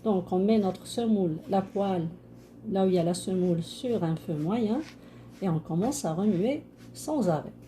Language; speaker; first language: French; non-native, local second language; Arabic